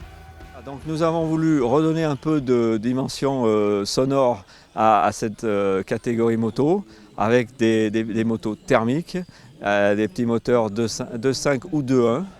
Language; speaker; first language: French; native; French